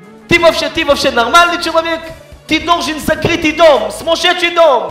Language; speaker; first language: Russian; early bilingual, heritage; Hebrew